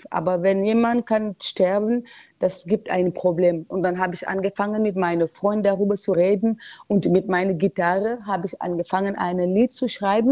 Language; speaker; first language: German; non-native, learner; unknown